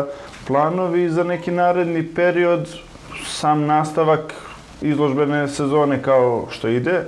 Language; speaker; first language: Serbian; native; Serbian